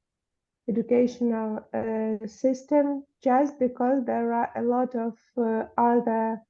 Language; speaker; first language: English; non-native, fluent; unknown